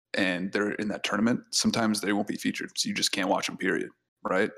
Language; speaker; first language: English; native; English